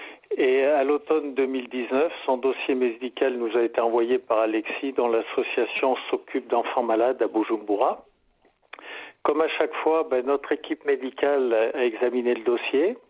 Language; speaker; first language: French; native; French